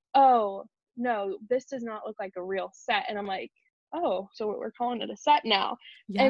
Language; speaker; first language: English; native; English